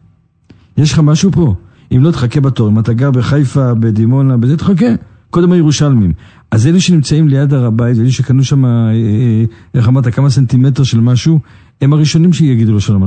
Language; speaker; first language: Hebrew; native; Hebrew